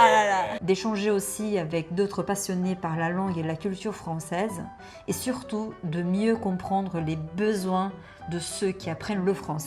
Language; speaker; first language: French; non-native, fluent; Portuguese